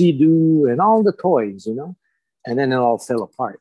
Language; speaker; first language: English; non-native, fluent; French